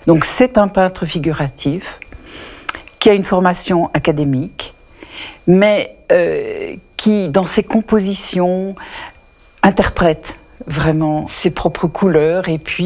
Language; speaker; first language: French; native; French